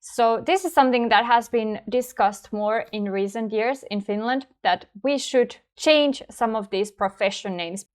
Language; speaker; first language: English; non-native, fluent; Finnish